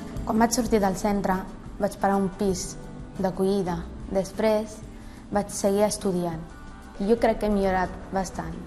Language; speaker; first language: Catalan; early bilingual, other home language; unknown